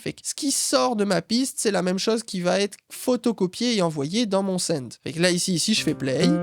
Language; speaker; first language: French; native; French